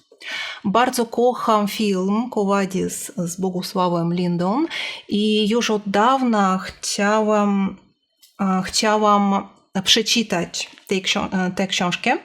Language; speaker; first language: Polish; non-native, fluent; Russian